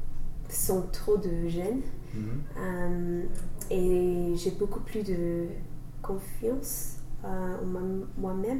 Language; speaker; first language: French; non-native, learner; English